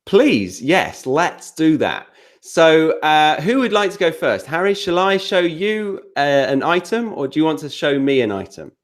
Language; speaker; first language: English; native; English